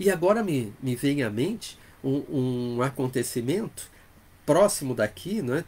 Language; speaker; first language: Portuguese; native; Portuguese